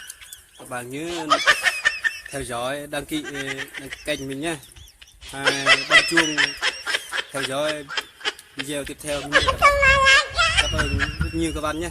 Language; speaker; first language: Vietnamese; non-native, local second language; Jarai